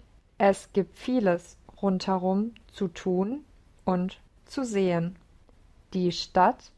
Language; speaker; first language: German; non-native, learner; English